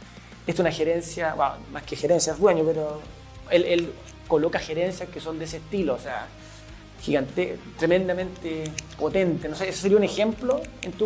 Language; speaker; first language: Spanish; native; Spanish